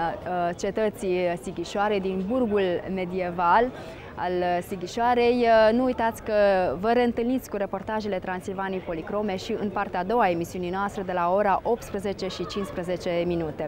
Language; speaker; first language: Romanian; native; Romanian